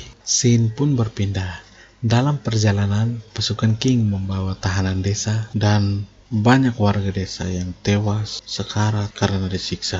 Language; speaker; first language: Indonesian; native; Indonesian